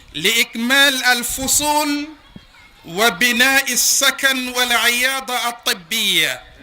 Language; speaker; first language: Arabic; non-native, fluent; Wolof